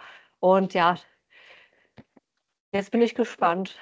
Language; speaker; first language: German; native; German